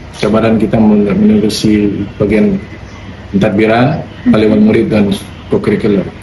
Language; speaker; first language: Malay; native; Malay